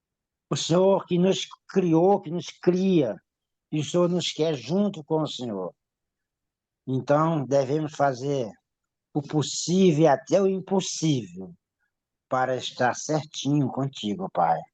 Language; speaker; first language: Portuguese; native; Portuguese